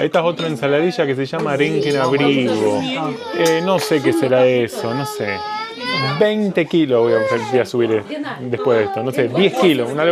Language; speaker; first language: Spanish; native; Spanish